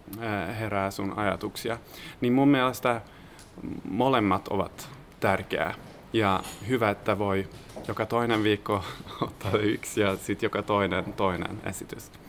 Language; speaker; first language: Finnish; non-native, fluent; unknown